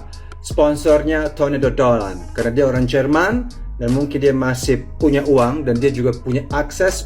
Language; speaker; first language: Indonesian; non-native, fluent; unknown